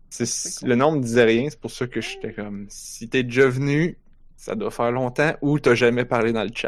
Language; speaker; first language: French; native; French